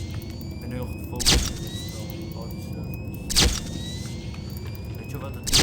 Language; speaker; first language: Dutch; non-native, local second language; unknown